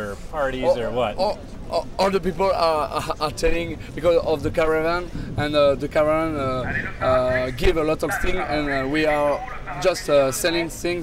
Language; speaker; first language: English; non-native, learner; French